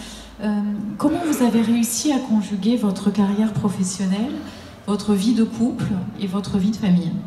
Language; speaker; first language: French; native; French